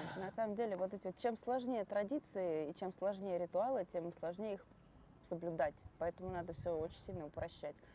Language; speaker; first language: Russian; native; Russian